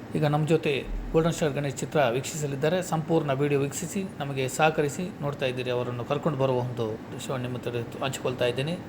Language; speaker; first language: Kannada; non-native, local second language; Tulu